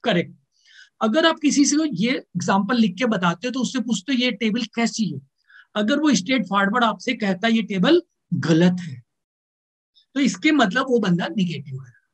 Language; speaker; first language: Hindi; native; Hindi